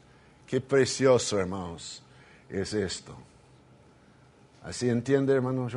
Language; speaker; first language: Spanish; non-native, fluent; English